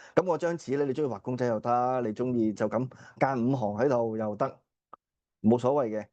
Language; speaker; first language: Cantonese; native; Cantonese